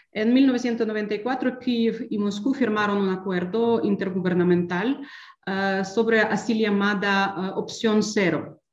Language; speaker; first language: Spanish; non-native, fluent; Ukrainian